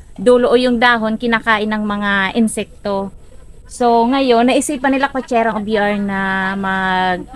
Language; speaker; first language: Filipino; non-native, local second language; Bikol